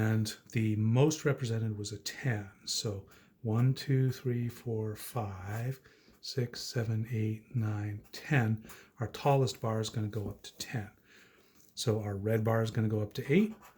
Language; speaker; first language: English; native; English